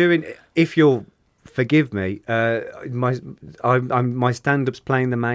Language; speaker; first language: English; native; English